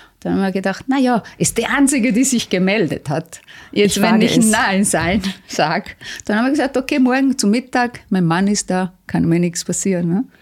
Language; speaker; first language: German; non-native, fluent; Italian